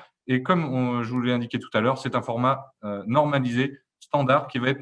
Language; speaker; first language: French; native; French